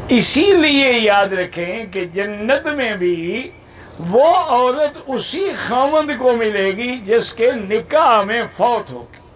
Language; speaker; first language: Urdu; non-native, local second language; Punjabi